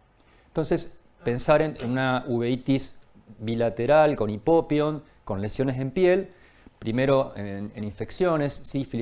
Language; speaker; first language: Spanish; native; Spanish